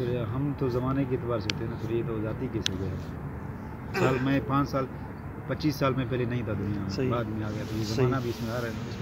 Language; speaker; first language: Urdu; non-native, local second language; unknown